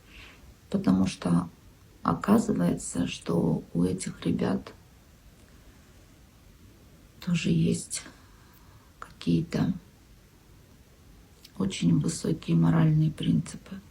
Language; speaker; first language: Russian; non-native, local second language; Kyrgyz